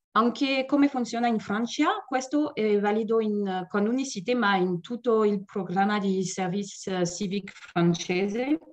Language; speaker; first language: Italian; non-native, learner; French